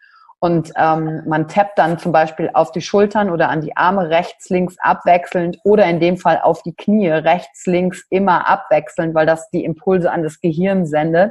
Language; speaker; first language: German; native; German